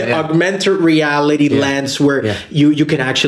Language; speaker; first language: English; non-native, fluent; Spanish